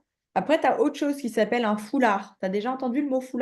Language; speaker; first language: French; native; French